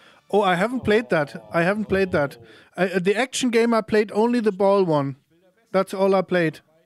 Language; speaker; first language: English; non-native, fluent; German